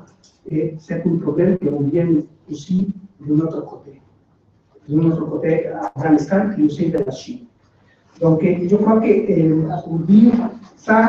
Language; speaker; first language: French; non-native, learner; Spanish